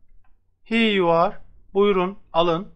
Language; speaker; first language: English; non-native, fluent; Turkish